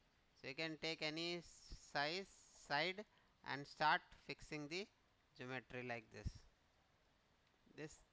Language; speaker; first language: English; non-native, local second language; Hindi